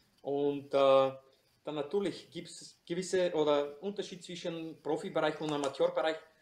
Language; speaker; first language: German; non-native, fluent; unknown